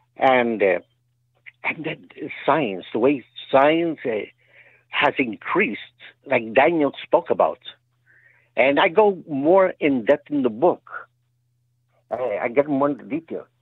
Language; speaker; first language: English; native; English